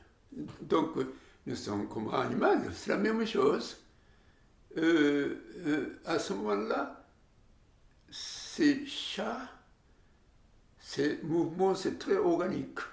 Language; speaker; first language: French; non-native, learner; Japanese